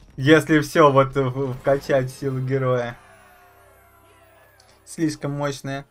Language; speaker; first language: Russian; native; Russian